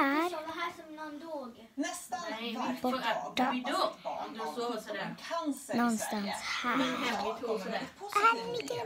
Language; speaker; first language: Swedish; early bilingual, other home language; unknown